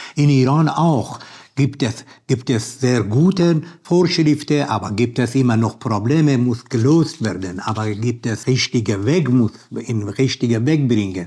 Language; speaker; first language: German; non-native, learner; Persian